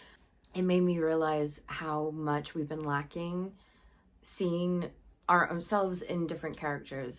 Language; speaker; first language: English; native; English